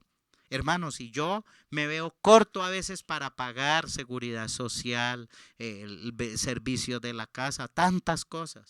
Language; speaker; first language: Spanish; native; Spanish